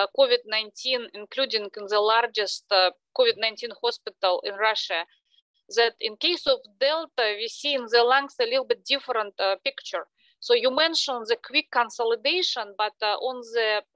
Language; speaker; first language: English; non-native, fluent; Russian